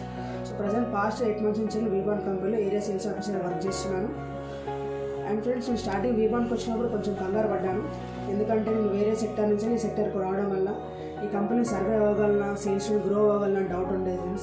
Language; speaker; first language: Telugu; native; Telugu